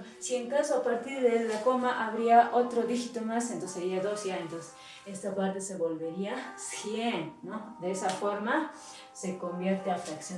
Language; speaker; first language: Spanish; native; Spanish